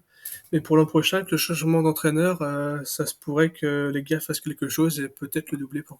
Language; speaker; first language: French; native; French